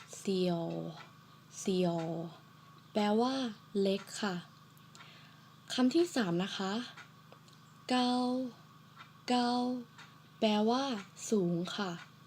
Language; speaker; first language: Thai; native; Thai